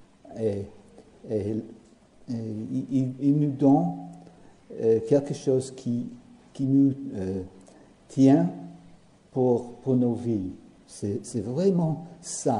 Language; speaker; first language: French; non-native, learner; English